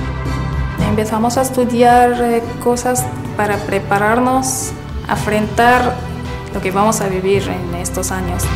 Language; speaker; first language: Spanish; non-native, fluent; Arabic